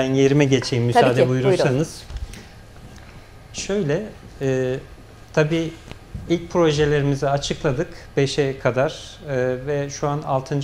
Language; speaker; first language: Turkish; native; Turkish